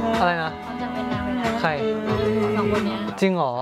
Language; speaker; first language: Thai; native; Thai